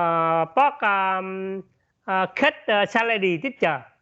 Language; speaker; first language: English; non-native, learner; Vietnamese